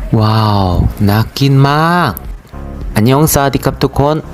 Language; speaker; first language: Thai; non-native, fluent; Korean